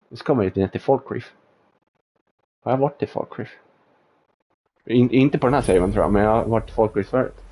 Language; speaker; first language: Swedish; native; Swedish